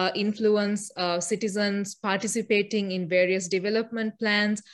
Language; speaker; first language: English; non-native, local second language; Sinhala